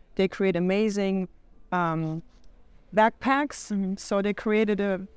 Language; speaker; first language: English; non-native, fluent; German